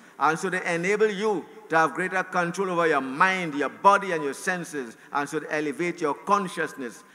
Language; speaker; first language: English; native; English